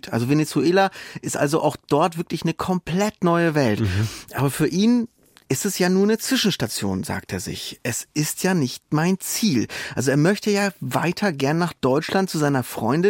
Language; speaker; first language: German; native; German